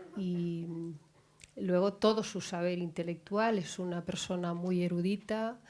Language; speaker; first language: Spanish; non-native, local second language; Catalan